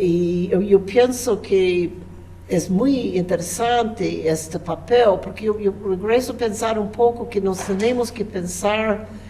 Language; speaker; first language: Spanish; non-native, fluent; English